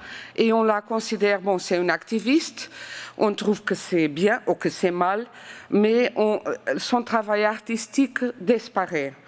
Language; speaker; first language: French; non-native, fluent; Portuguese